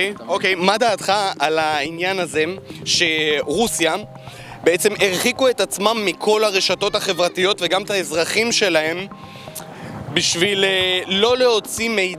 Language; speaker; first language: Hebrew; native; Hebrew